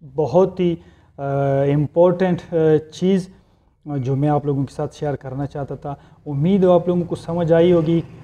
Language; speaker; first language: Urdu; non-native, local second language; Punjabi